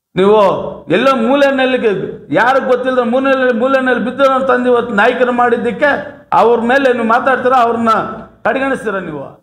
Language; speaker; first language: Kannada; native; Kannada